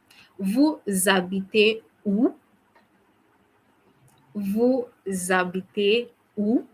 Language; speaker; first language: French; non-native, fluent; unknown